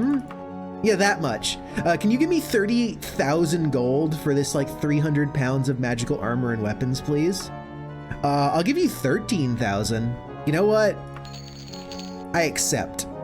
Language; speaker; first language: English; native; English